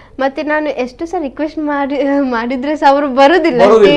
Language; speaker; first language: Kannada; non-native, local second language; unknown